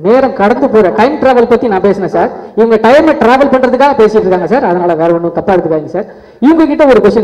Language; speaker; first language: Tamil; native; Tamil